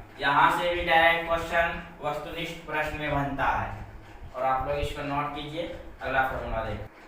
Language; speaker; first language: Hindi; native; Hindi